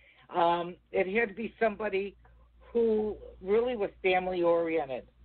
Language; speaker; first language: English; native; English